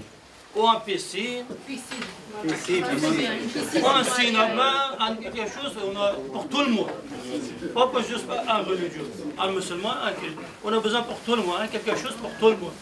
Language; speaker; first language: French; non-native, learner; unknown